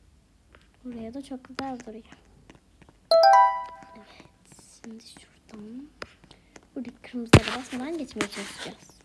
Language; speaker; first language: Turkish; native; Turkish